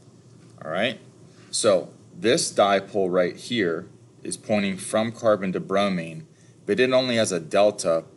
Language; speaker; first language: English; native; English